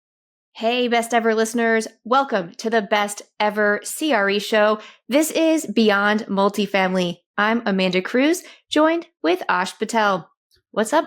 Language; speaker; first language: English; native; English